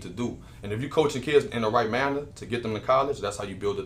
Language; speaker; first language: English; native; English